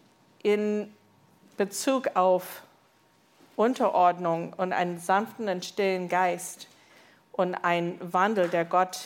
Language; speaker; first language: German; non-native, fluent; English